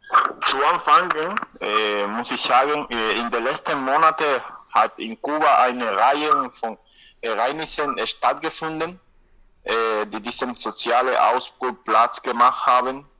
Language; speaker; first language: German; non-native, learner; Spanish